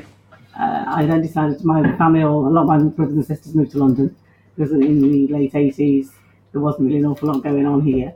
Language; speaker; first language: English; native; English